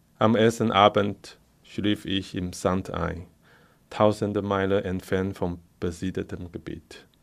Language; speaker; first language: German; non-native, fluent; Chinese